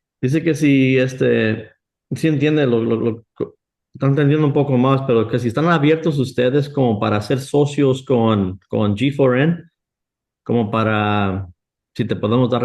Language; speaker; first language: Spanish; early bilingual, heritage; Spanish